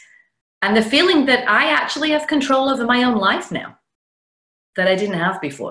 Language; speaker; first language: English; native; English